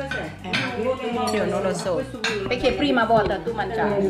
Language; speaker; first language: Italian; non-native, learner; Thai